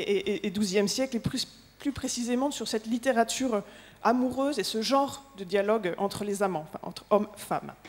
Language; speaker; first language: French; native; French